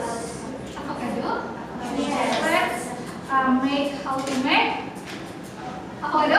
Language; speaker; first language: English; non-native, local second language; Indonesian